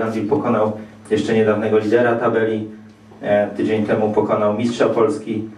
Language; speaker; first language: Polish; native; Polish